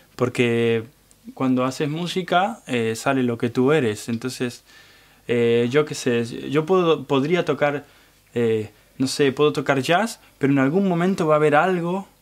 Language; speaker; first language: Spanish; native; Spanish